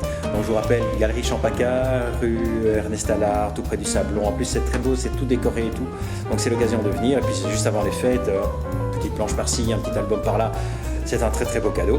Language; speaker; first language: French; native; French